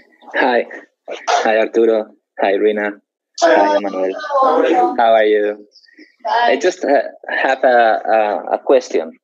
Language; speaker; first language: English; non-native, fluent; Spanish